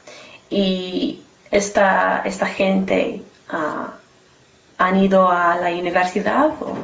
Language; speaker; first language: Spanish; non-native, learner; English